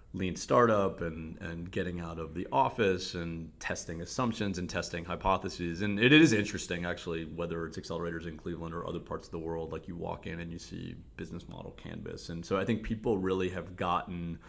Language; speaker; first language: English; native; English